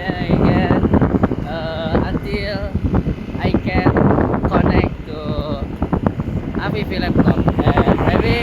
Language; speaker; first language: English; non-native, learner; Indonesian